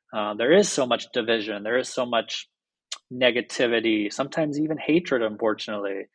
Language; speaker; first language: English; native; English